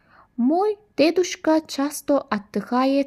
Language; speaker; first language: Russian; non-native, learner; Turkish